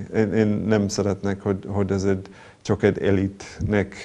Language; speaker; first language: Hungarian; non-native, fluent; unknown